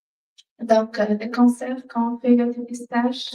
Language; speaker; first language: French; non-native, fluent; Arabic